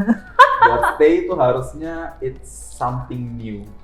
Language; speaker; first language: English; non-native, local second language; Indonesian